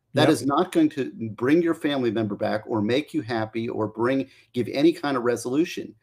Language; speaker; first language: English; native; English